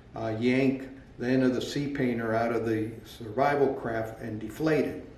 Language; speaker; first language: English; native; English